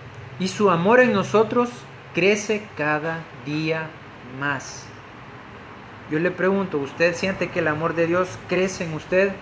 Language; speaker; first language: Spanish; native; Spanish